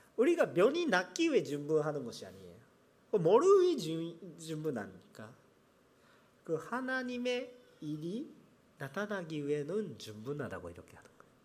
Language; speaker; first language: Korean; non-native, fluent; Japanese